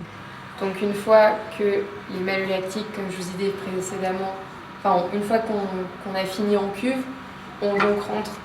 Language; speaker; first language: French; native; French